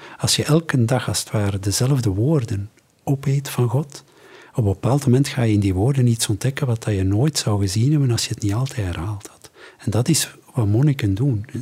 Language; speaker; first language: Dutch; native; Dutch